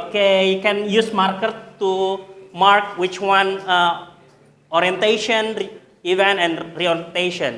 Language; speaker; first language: English; non-native, learner; Indonesian